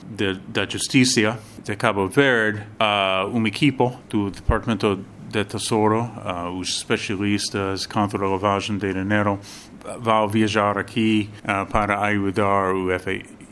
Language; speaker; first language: Portuguese; non-native, learner; English